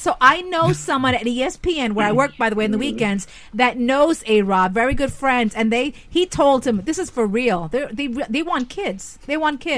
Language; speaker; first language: English; early bilingual, other home language; Spanish